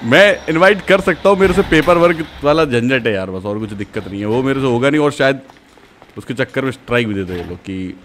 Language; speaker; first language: Hindi; native; Hindi